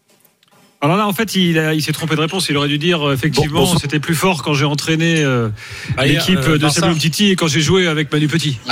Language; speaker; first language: French; native; French